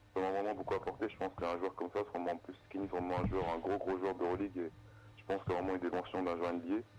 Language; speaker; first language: French; native; French